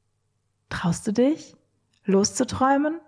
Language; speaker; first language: German; native; German